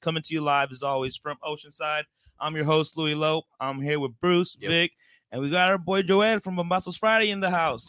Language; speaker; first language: English; early bilingual, other home language; Spanish